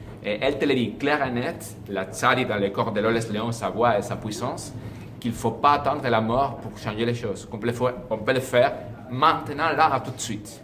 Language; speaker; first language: French; non-native, fluent; Spanish